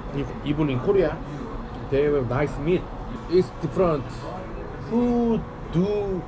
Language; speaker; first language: English; non-native, learner; Korean